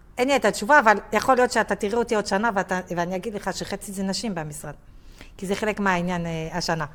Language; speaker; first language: Hebrew; non-native, fluent; French